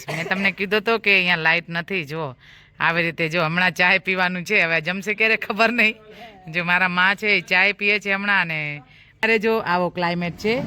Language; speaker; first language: Gujarati; non-native, local second language; Kachhi